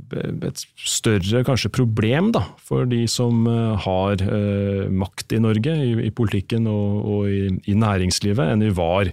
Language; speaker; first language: Norwegian; native; Norwegian